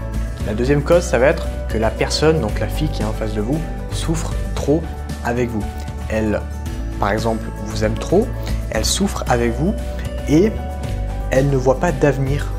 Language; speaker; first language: French; native; French